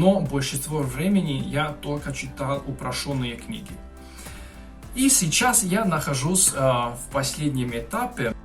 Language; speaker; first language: Russian; non-native, fluent; Hungarian